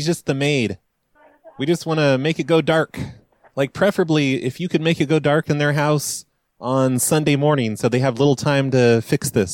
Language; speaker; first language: English; native; English